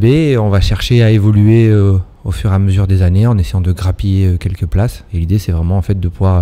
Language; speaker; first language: French; native; French